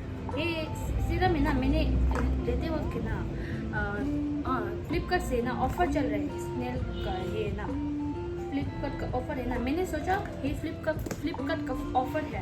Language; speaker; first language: Hindi; non-native, local second language; Tibetan